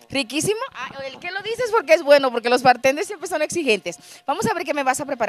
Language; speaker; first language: Spanish; native; Spanish